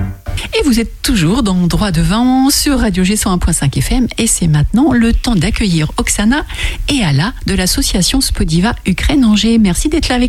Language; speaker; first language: French; native; French